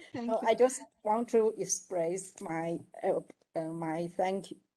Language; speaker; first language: English; non-native, learner; Chinese